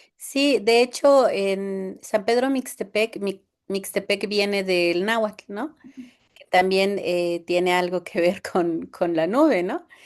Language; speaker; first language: Spanish; non-native, local second language; Zapotec